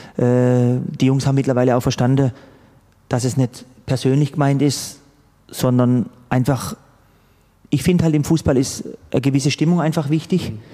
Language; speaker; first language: German; early bilingual, other home language; Croatian